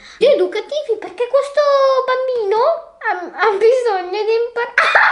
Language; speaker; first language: Italian; non-native, fluent; Russian